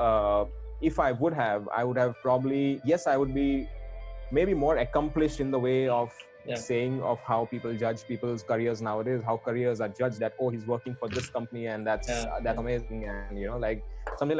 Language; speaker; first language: English; non-native, local second language; Gujarati